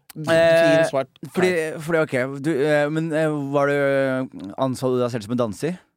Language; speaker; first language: Norwegian; early bilingual, other home language; Somali